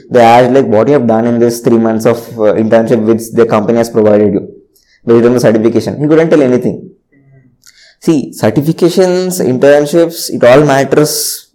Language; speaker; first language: English; non-native, local second language; Telugu